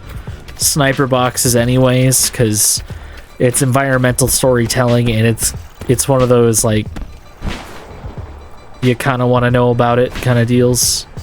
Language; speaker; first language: English; native; English